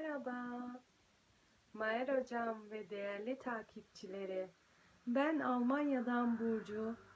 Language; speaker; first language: Turkish; early bilingual, heritage; Turkish